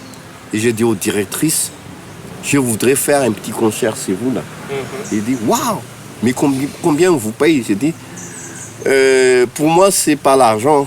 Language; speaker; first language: French; non-native, local second language; Malagasy